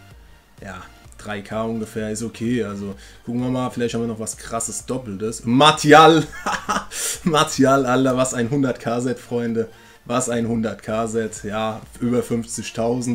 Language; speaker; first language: German; native; German